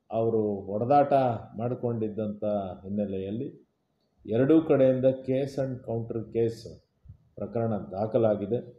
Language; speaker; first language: Kannada; native; Kannada